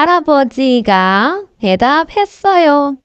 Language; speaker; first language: Korean; non-native, fluent; Indonesian